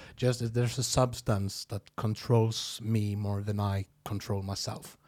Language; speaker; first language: English; non-native, fluent; Norwegian